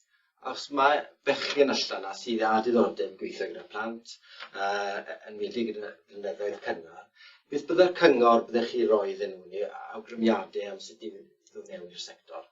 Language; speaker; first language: Welsh; native; Welsh